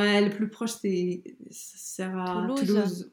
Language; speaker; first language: French; non-native, learner; English